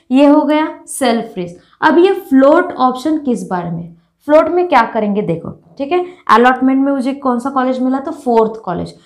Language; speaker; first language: Hindi; non-native, local second language; Marathi